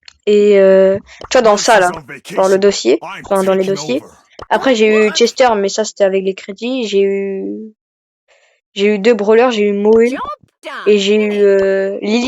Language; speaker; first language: French; native; French